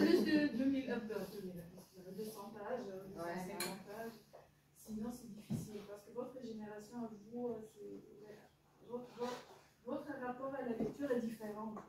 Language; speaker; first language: French; non-native, fluent; Bulgarian